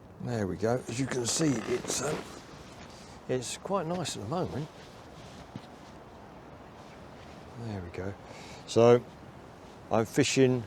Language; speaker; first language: English; native; English